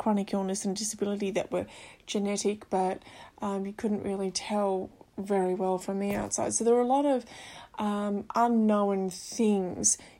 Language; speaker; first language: English; native; English